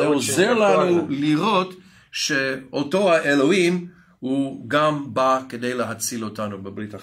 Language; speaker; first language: Hebrew; non-native, fluent; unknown